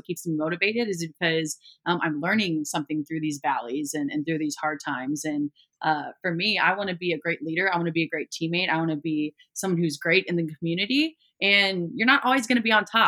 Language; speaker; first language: English; native; English